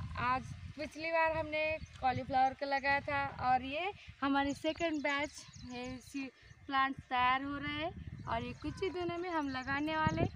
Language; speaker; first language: Hindi; non-native, local second language; Marathi